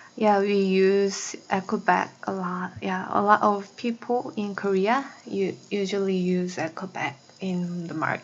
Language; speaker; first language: English; non-native, learner; Korean